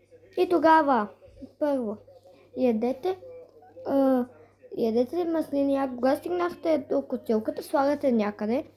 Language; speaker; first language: Bulgarian; early bilingual, heritage; Bulgarian